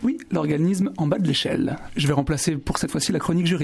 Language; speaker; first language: French; native; French